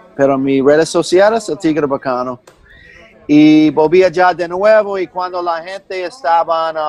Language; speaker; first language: Spanish; non-native, fluent; English